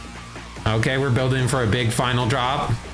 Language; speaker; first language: English; native; English